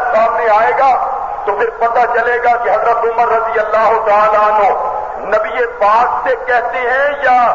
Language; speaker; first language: Urdu; non-native, local second language; Punjabi